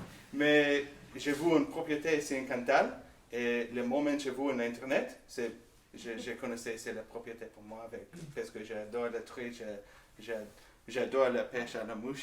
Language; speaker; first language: French; non-native, learner; English